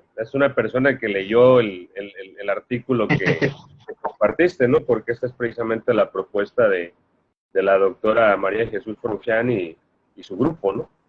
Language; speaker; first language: Spanish; native; Spanish